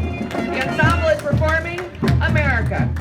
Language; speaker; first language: English; native; English